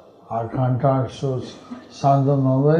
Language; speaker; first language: Spanish; non-native, learner; English